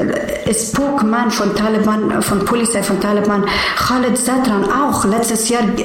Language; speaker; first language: German; non-native, learner; Persian